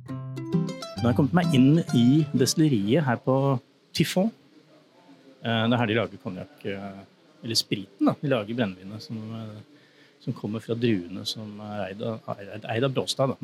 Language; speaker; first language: Norwegian; native; Norwegian